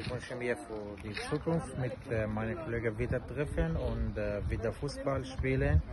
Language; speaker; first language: German; non-native, learner; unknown